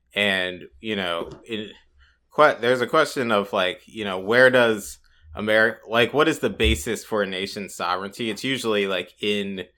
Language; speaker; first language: English; native; English